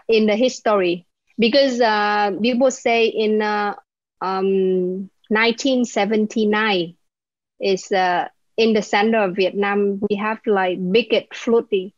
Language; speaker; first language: English; non-native, learner; Vietnamese